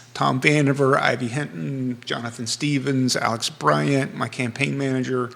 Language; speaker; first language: English; native; English